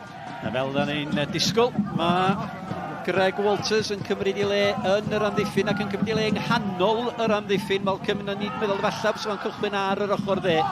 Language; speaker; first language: Welsh; native; Welsh